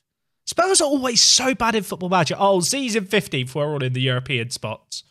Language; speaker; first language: English; native; English